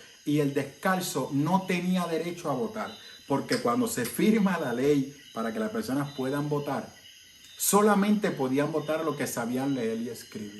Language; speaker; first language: Spanish; native; Spanish